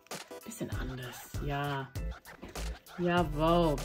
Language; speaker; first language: German; non-native, learner; English